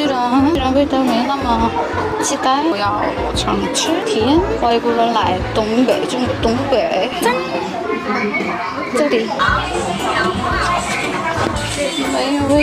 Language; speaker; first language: Chinese; non-native, learner; Korean